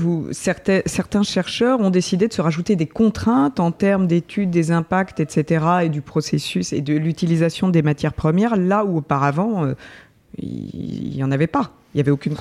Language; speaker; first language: French; native; French